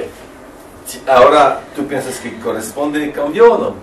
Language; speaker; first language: Spanish; non-native, learner; French